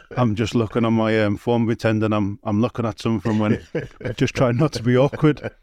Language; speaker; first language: English; native; English